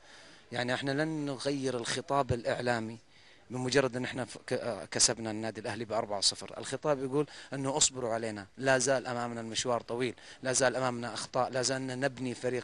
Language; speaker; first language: Arabic; native; Arabic